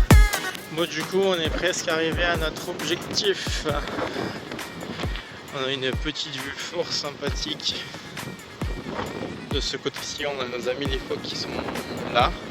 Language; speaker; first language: French; native; French